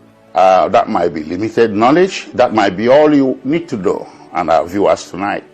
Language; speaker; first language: English; non-native, local second language; Igbo